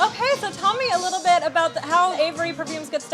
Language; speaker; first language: English; native; English